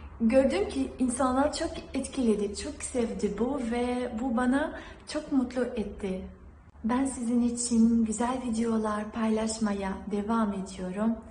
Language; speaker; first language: Turkish; non-native, learner; Arabic